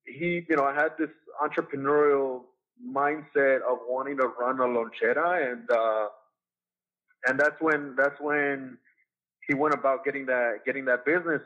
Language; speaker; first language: English; native; English